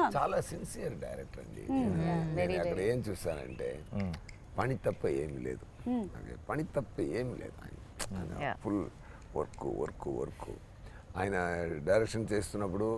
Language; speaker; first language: Telugu; non-native, learner; Tamil